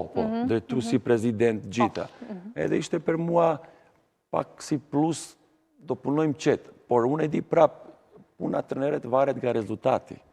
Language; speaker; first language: Albanian; non-native, learner; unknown